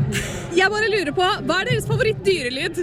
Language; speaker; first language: Norwegian; native; Norwegian